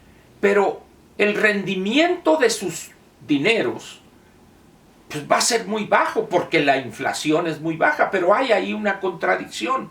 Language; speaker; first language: Spanish; native; Spanish